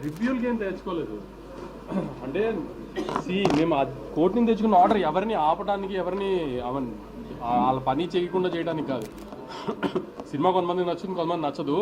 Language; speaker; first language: Telugu; native; Telugu